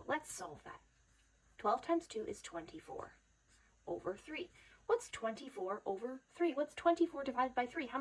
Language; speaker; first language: English; native; English